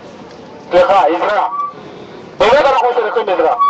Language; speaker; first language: Hebrew; non-native, learner; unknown